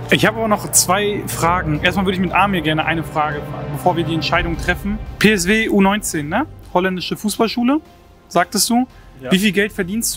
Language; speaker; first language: German; native; German